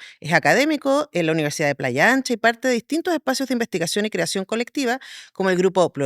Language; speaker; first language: Spanish; native; Spanish